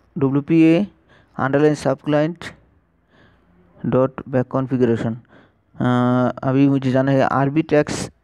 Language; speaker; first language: Hindi; non-native, learner; Bangla